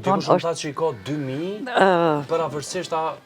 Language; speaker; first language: Albanian; native; Albanian